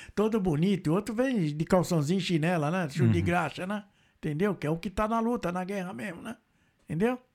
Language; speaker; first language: Portuguese; native; Portuguese